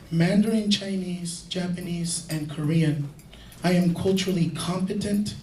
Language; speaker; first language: English; early bilingual, other home language; Spanish